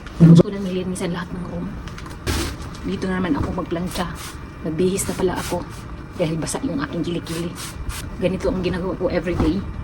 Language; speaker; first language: Filipino; non-native, local second language; Cebuano